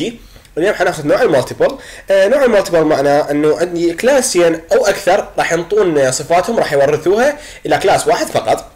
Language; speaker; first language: Arabic; native; Arabic